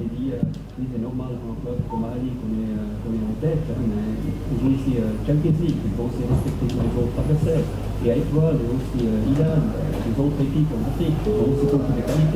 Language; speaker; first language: French; non-native, fluent; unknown